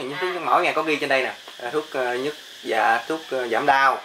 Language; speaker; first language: Vietnamese; native; Vietnamese